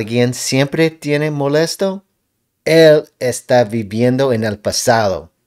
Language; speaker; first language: Spanish; non-native, learner; English